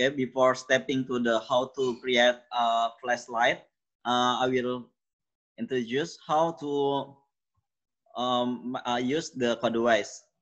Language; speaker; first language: English; non-native, learner; Indonesian